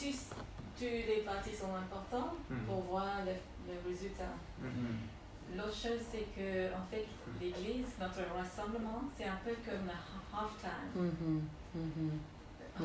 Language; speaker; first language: French; non-native, learner; English